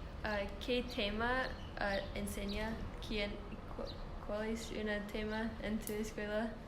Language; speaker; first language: Spanish; non-native, learner; English